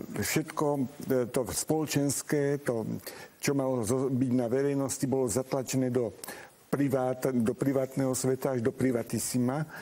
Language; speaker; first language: Slovak; non-native, local second language; Hungarian